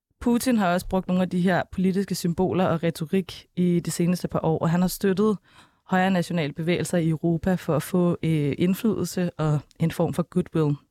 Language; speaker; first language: Danish; native; Danish